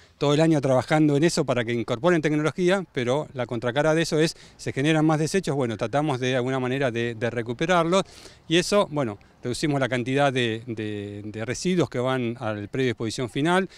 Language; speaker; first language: Spanish; native; Spanish